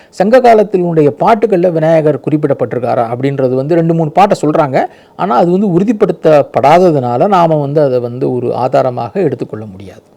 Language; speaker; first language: Tamil; native; Tamil